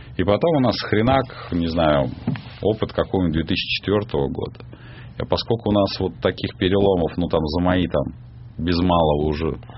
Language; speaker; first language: Russian; native; Russian